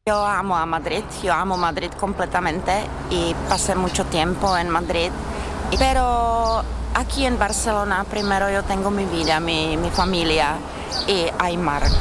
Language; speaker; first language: Spanish; non-native, fluent; Czech